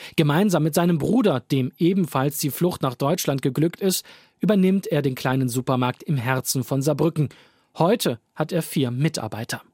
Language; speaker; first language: German; native; German